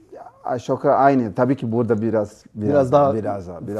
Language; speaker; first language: Turkish; non-native, learner; Portuguese